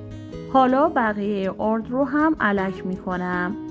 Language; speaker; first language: Persian; native; Persian